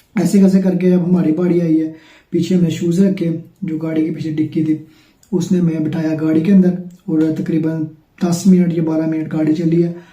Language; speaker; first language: Urdu; non-native, local second language; Punjabi